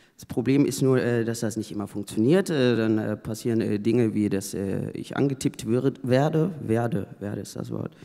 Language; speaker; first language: German; native; German